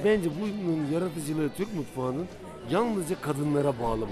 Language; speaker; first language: Turkish; native; Turkish